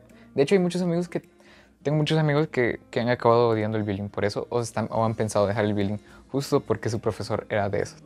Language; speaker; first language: Spanish; native; Spanish